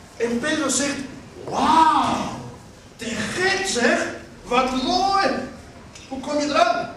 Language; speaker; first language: Dutch; non-native, fluent; Spanish